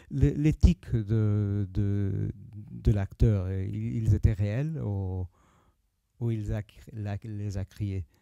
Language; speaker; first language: French; non-native, learner; Portuguese